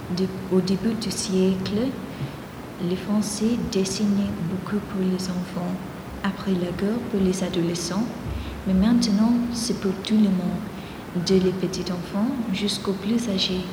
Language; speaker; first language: French; non-native, fluent; Greek